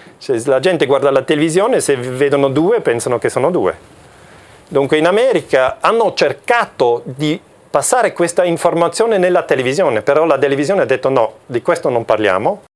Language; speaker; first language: Italian; non-native, local second language; German